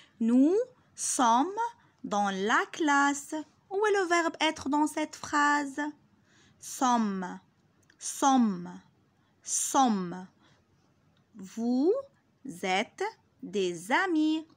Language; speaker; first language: French; non-native, local second language; Arabic